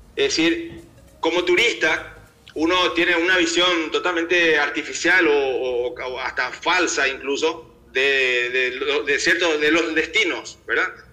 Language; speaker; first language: Spanish; native; Spanish